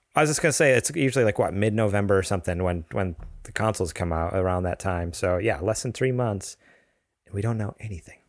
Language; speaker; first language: English; native; English